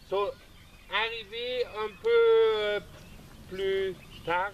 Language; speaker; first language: French; non-native, learner; German